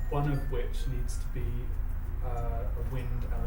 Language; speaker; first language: English; native; English